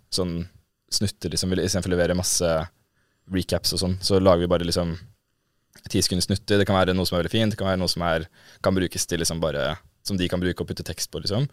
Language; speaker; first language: Norwegian; native; Norwegian